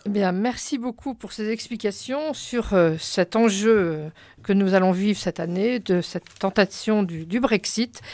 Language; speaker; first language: French; native; French